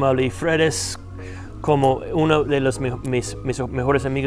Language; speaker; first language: Spanish; non-native, fluent; English